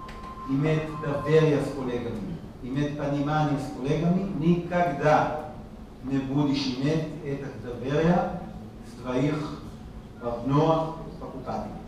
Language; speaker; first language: Russian; non-native, learner; Hebrew